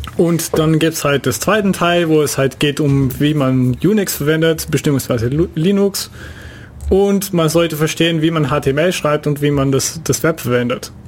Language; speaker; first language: German; non-native, fluent; Dutch